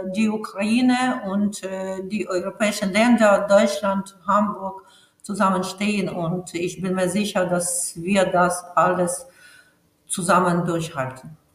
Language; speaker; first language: German; non-native, fluent; Ukrainian